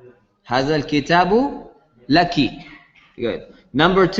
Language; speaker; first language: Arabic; non-native, fluent; English